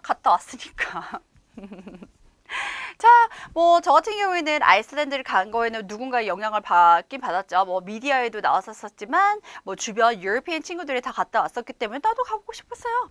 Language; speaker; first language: Korean; native; Korean